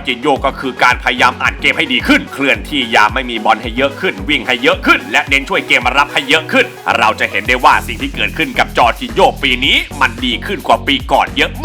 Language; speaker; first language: Thai; native; Thai